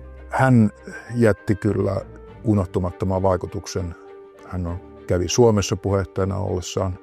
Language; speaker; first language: Finnish; native; Finnish